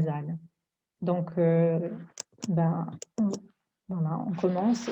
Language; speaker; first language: French; non-native, fluent; Portuguese